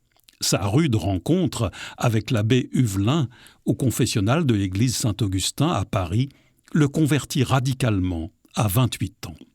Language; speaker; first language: French; native; French